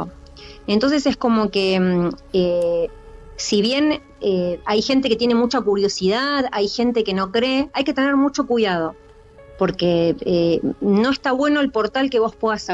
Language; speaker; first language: Spanish; native; Spanish